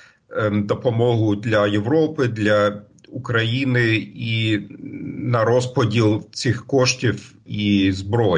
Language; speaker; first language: Ukrainian; non-native, fluent; German